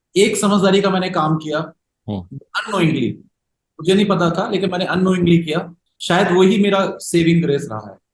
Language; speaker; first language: Hindi; native; Hindi